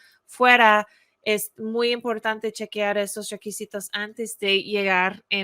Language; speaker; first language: Spanish; non-native, fluent; English